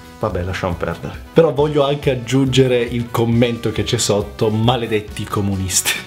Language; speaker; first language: Italian; early bilingual, other home language; Macedonian